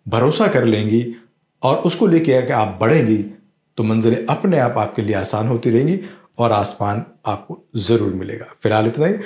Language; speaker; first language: Hindi; native; Hindi